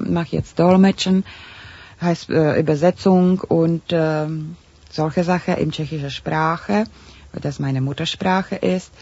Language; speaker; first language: German; non-native, fluent; Czech